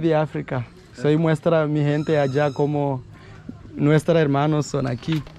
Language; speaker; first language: Spanish; non-native, learner; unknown